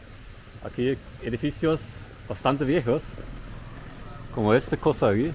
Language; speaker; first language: Spanish; non-native, fluent; German